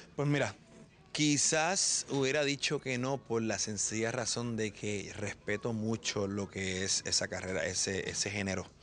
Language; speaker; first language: Spanish; native; Spanish